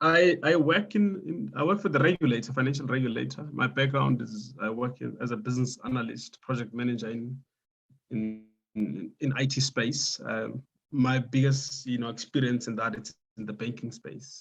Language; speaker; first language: English; non-native, local second language; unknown